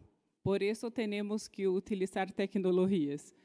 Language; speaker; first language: Spanish; non-native, fluent; Portuguese